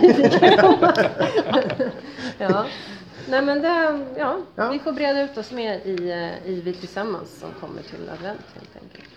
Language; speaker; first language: Swedish; native; Swedish